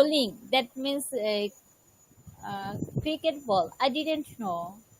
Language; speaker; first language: English; non-native, learner; Bangla